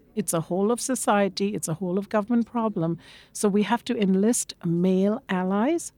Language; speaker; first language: English; non-native, local second language; Bangla